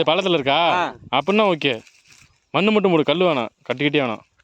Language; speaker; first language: Tamil; native; Tamil